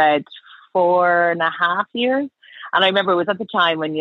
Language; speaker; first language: English; native; English